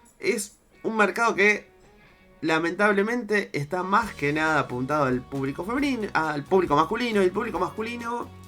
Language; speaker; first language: Spanish; native; Spanish